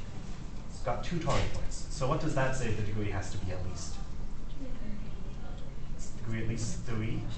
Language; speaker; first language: English; native; English